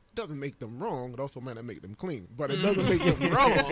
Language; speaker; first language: English; native; English